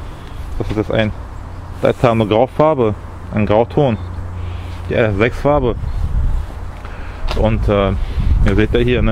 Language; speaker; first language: German; early bilingual, other home language; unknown